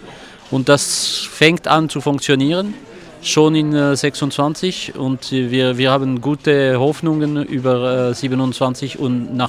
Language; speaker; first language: German; non-native, local second language; French